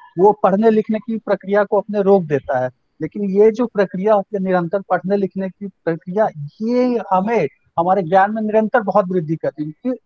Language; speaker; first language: Hindi; native; Hindi